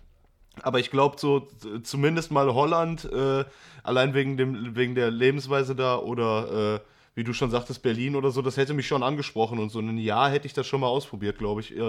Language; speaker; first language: German; native; German